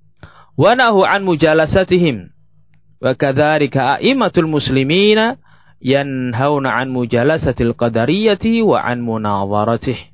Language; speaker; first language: Arabic; non-native, fluent; Indonesian